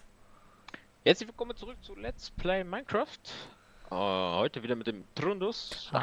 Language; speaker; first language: German; native; German